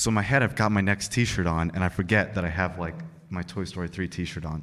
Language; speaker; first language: English; native; English